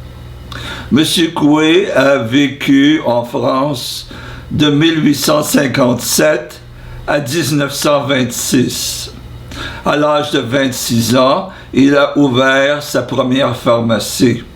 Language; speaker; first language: French; non-native, fluent; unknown